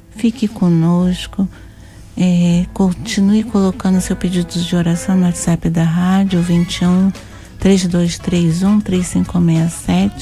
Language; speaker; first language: Portuguese; native; Portuguese